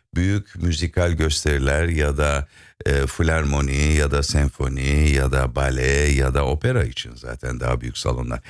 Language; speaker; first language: Turkish; native; Turkish